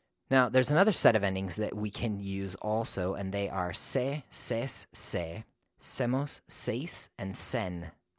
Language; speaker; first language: English; native; English